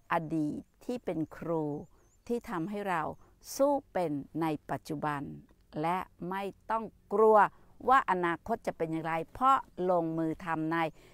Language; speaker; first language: Thai; native; Thai